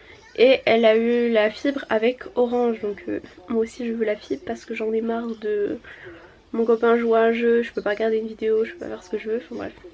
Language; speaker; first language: French; native; French